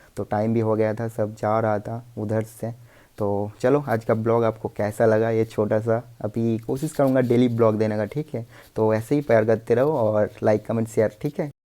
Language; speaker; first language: Hindi; non-native, local second language; Bangla